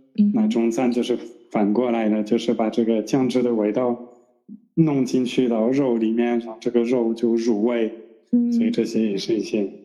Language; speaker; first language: Chinese; non-native, fluent; French